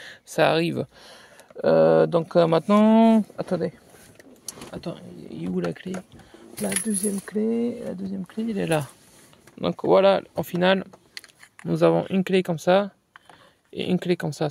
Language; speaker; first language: French; native; French